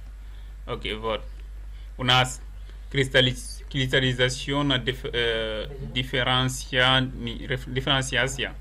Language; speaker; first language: Russian; non-native, learner; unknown